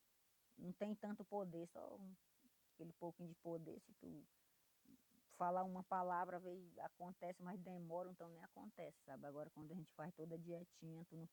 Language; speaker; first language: Portuguese; non-native, local second language; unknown